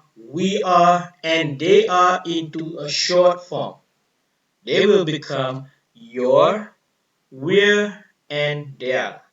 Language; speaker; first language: English; non-native, local second language; Malay